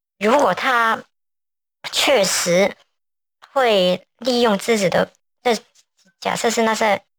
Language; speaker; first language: Chinese; non-native, local second language; Cantonese